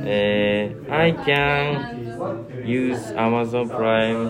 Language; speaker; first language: English; non-native, learner; Japanese